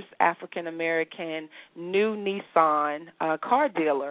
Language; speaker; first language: English; native; English